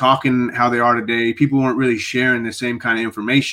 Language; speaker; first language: English; native; English